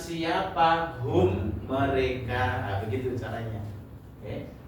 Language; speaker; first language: Indonesian; native; Indonesian